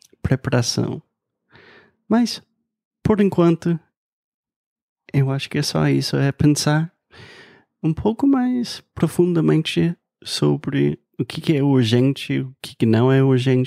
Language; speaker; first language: Portuguese; non-native, fluent; English